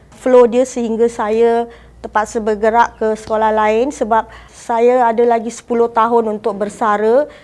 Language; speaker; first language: Malay; non-native, local second language; Tamil